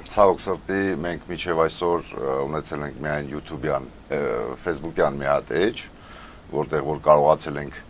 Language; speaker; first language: Armenian; early bilingual, heritage; Armenian